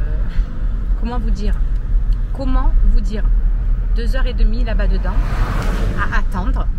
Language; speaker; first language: French; native; French